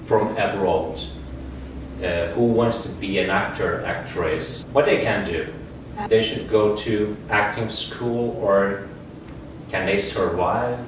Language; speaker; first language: English; non-native, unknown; Turkish